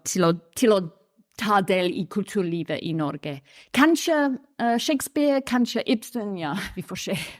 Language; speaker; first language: Norwegian; non-native, fluent; English